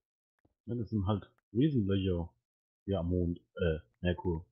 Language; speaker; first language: German; native; German